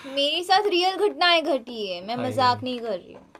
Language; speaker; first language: Hindi; non-native, local second language; Gujarati